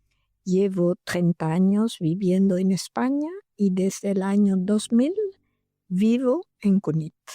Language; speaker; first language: Spanish; non-native, learner; French